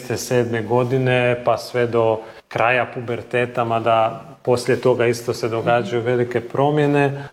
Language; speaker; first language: Serbian; early bilingual, heritage; Croatian